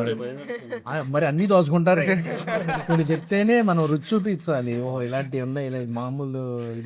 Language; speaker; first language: Telugu; native; Telugu